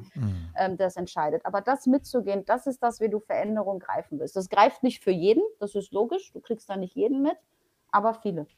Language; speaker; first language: German; early bilingual, other home language; Polish